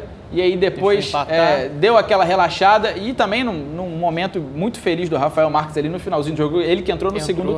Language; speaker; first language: Portuguese; native; Portuguese